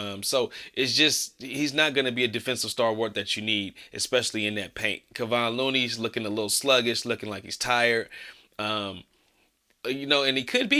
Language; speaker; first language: English; native; English